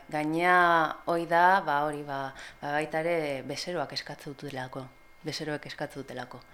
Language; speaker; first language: Basque; non-native, local second language; Spanish